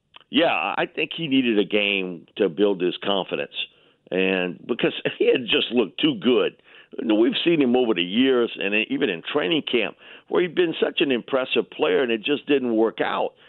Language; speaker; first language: English; native; English